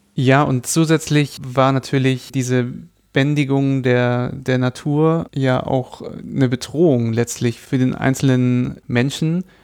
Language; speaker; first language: German; native; German